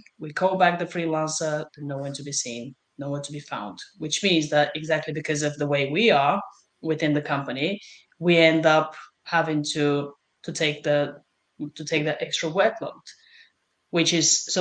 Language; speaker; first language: English; non-native, fluent; Bulgarian